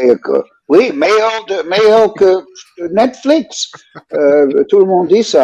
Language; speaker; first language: French; non-native, learner; English